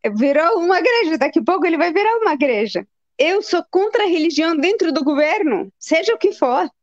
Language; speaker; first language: Portuguese; non-native, fluent; Arabic